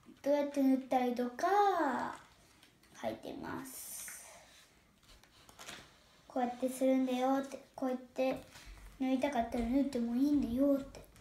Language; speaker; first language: Japanese; early bilingual, heritage; Japanese